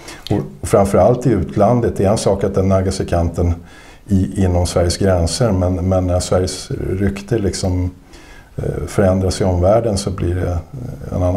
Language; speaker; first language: Swedish; native; Swedish